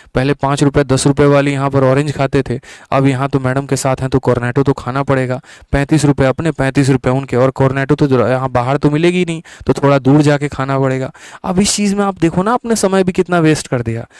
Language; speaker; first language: Hindi; native; Hindi